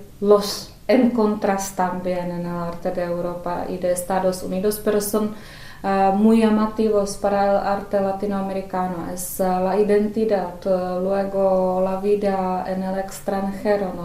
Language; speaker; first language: Spanish; non-native, fluent; Czech